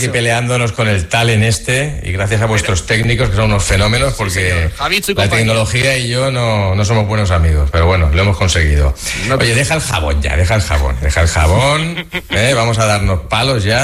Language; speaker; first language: Spanish; native; Spanish